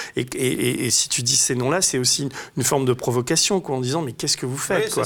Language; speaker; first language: French; native; French